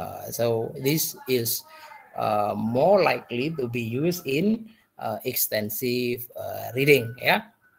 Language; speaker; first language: English; non-native, fluent; Indonesian